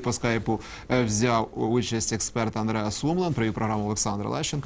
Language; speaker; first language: Ukrainian; native; Ukrainian